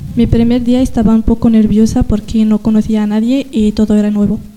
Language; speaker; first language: Spanish; non-native, learner; Riffian